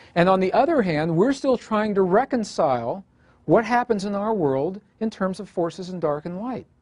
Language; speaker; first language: English; native; English